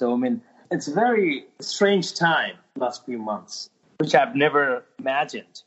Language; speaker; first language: English; non-native, local second language; Bangla